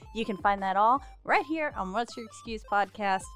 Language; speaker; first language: English; native; English